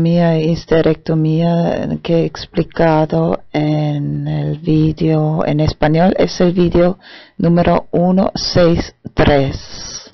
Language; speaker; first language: Spanish; non-native, fluent; German